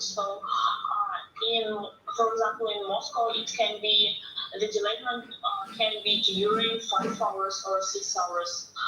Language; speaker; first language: English; non-native, learner; Turkish